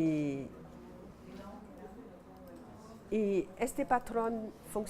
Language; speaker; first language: Spanish; non-native, fluent; French